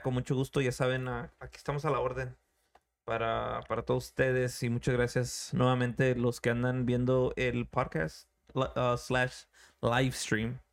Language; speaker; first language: Spanish; early bilingual, other home language; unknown